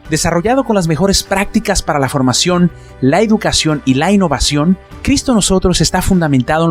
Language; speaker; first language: Spanish; native; Spanish